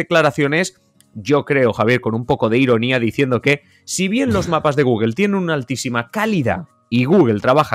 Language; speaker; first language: Spanish; native; Spanish